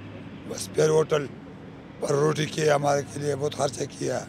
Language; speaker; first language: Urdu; non-native, local second language; Pashto